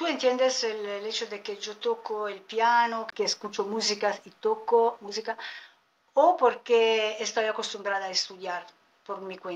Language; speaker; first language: Spanish; non-native, fluent; Italian